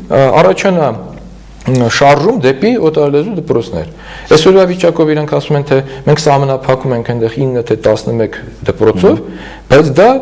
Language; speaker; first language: Armenian; native; Armenian